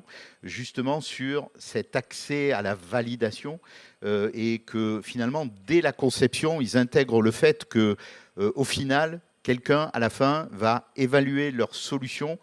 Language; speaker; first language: French; native; French